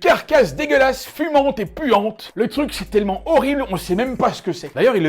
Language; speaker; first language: French; native; French